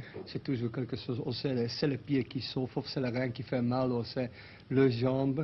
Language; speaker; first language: French; non-native, local second language; Dutch